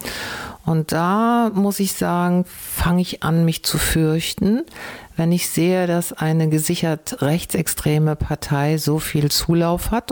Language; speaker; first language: German; native; German